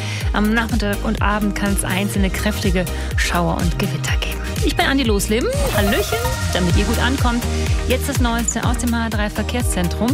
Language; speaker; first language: German; native; German